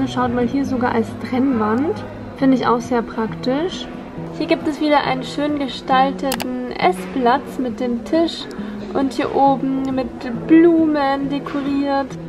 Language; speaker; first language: German; native; German